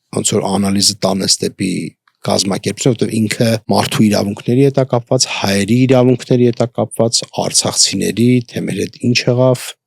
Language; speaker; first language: Armenian; native; Armenian